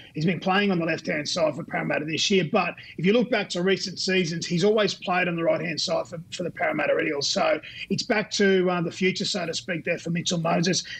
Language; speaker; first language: English; native; English